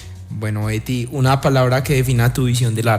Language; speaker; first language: Spanish; native; Spanish